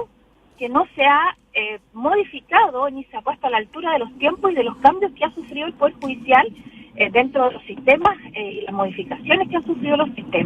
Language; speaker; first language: Spanish; native; Spanish